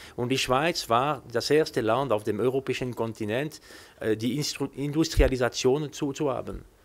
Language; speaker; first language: German; non-native, local second language; French